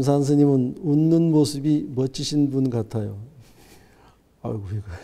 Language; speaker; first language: Korean; native; Korean